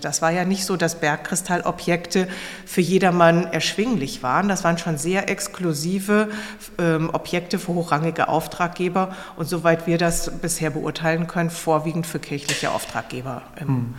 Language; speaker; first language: German; native; German